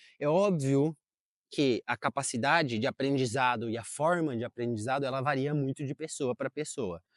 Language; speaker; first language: Portuguese; native; Portuguese